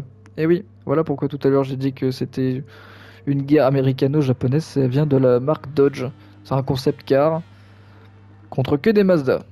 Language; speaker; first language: French; native; French